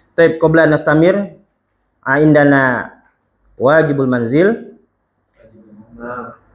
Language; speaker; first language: Arabic; non-native, fluent; Indonesian